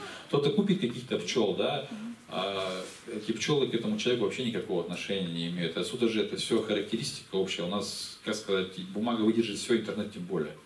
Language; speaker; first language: Russian; native; Russian